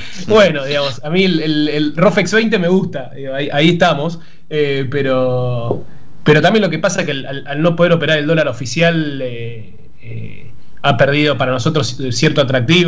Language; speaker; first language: Spanish; native; Spanish